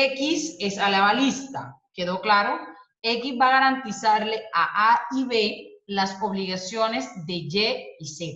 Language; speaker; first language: Spanish; native; Spanish